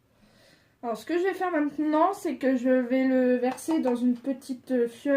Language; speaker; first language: French; native; French